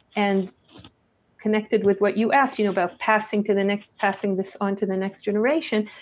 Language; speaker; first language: English; early bilingual, other home language; Hebrew